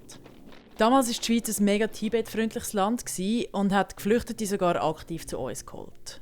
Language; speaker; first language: German; native; German